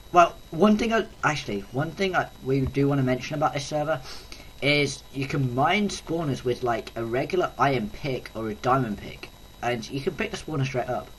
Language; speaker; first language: English; native; English